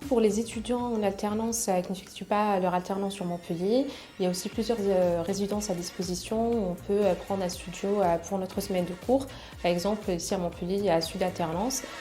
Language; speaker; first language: French; non-native, local second language; Arabic